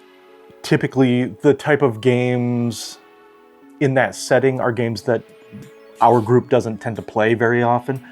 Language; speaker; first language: English; native; English